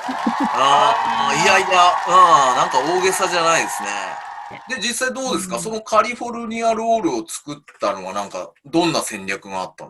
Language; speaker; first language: Japanese; native; Japanese